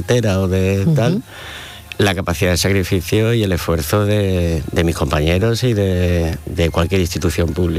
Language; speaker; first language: Spanish; native; Spanish